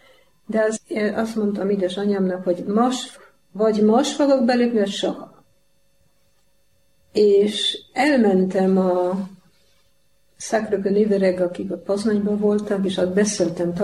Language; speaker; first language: Hungarian; non-native, fluent; Polish